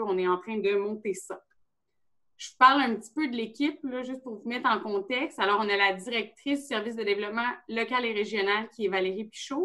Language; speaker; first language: French; native; French